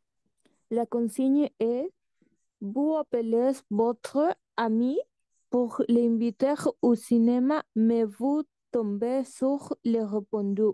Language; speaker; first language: French; non-native, learner; Spanish